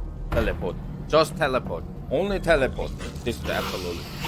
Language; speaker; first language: English; non-native, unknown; Korean